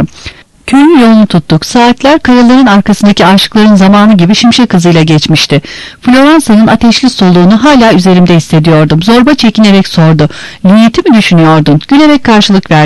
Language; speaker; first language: Turkish; native; Turkish